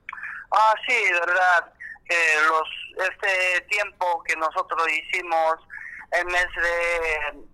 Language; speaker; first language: Spanish; non-native, learner; Korean